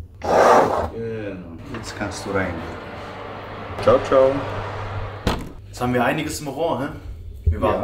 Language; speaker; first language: German; native; German